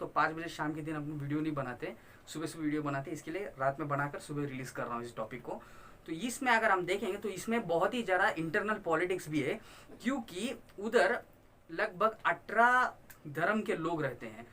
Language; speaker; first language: Hindi; non-native, local second language; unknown